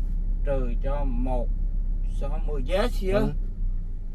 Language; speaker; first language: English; non-native, learner; Vietnamese